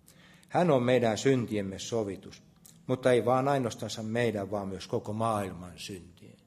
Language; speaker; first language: Finnish; native; Finnish